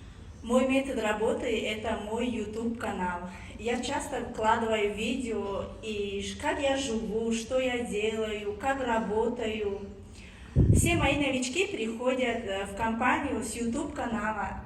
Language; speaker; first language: Russian; non-native, fluent; Tajik